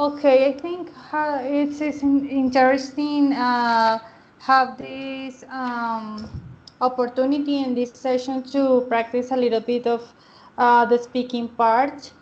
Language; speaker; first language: English; non-native, learner; Spanish